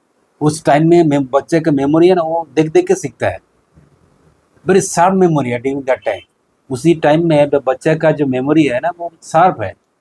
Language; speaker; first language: Hindi; non-native, local second language; Bangla